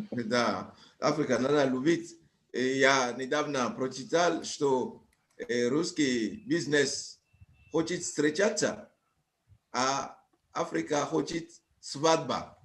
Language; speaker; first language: Russian; non-native, fluent; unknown